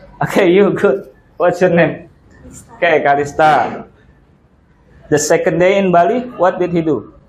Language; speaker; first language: English; non-native, learner; Indonesian